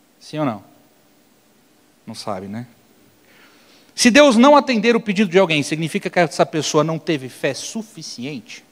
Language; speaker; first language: Portuguese; native; Portuguese